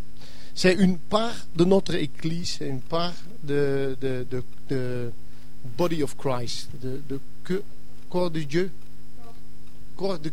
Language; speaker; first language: French; non-native, learner; English